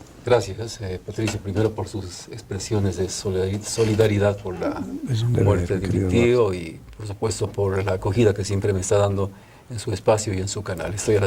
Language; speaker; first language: Spanish; native; Spanish